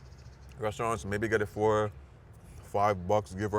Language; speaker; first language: English; native; English